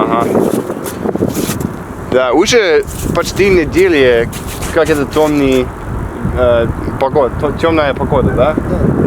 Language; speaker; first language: Russian; non-native, learner; English